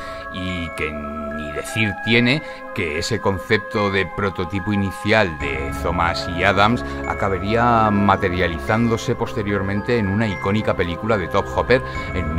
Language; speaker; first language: Spanish; native; Spanish